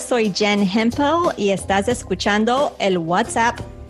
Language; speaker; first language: Spanish; early bilingual, heritage; Spanish